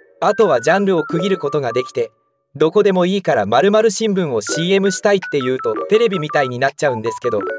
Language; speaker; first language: Japanese; native; Japanese